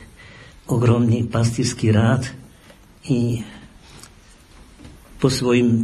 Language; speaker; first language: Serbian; non-native, fluent; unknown